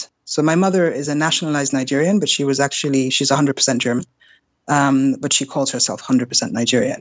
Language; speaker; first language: English; non-native, local second language; German